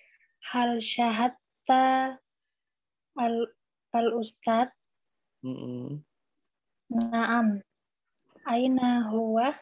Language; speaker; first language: Arabic; non-native, learner; Indonesian